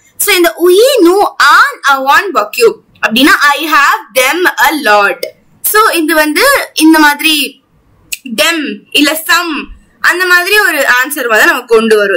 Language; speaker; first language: English; non-native, local second language; Tamil